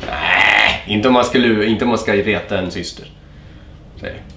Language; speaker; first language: Swedish; native; Swedish